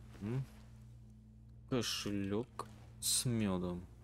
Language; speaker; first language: Russian; native; Russian